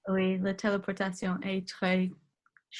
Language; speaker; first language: French; non-native, learner; English